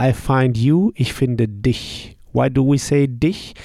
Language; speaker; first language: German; non-native, fluent; English